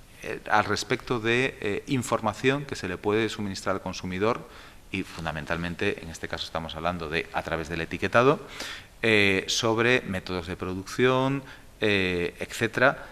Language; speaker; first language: Spanish; native; Spanish